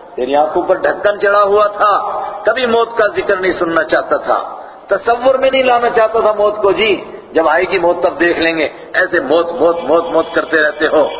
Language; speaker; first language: Urdu; non-native, local second language; Punjabi